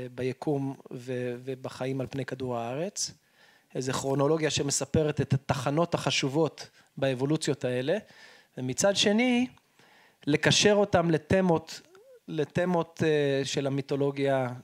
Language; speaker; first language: Hebrew; early bilingual, heritage; Hebrew